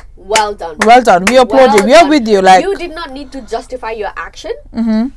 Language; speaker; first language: English; non-native, local second language; Nepali